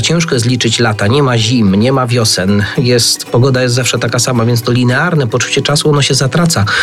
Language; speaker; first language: Polish; native; Polish